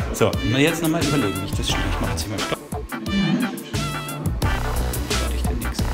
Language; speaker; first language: German; native; German